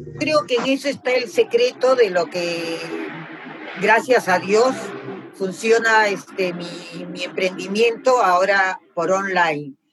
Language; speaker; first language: Spanish; native; Spanish